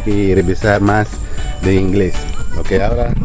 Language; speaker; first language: Spanish; non-native, learner; Filipino